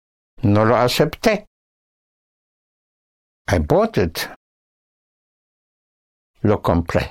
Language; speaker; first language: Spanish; non-native, fluent; English